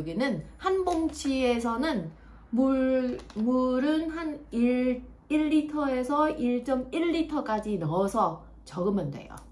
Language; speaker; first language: Korean; non-native, fluent; Vietnamese